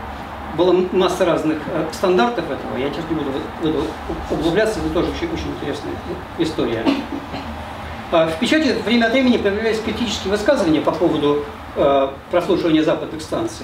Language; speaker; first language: Russian; native; Russian